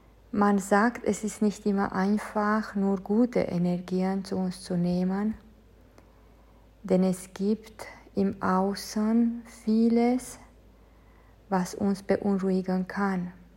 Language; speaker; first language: German; non-native, fluent; Romanian